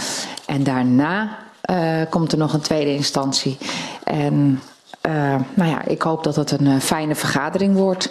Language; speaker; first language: Dutch; native; Dutch